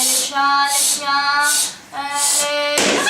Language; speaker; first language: French; non-native, learner; Spanish